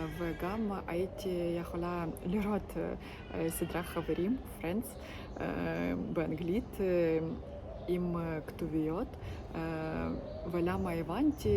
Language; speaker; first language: Hebrew; non-native, learner; Ukrainian